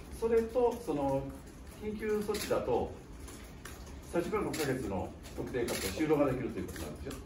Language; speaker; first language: Japanese; native; Japanese